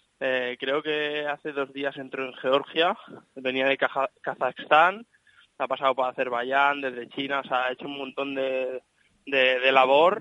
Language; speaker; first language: Spanish; native; Spanish